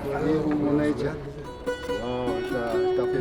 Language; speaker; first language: Spanish; native; Spanish